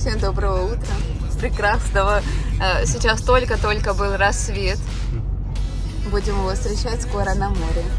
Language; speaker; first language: Russian; native; Russian